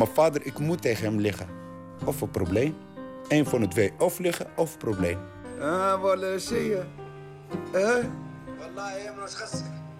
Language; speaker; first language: Dutch; non-native, learner; Arabic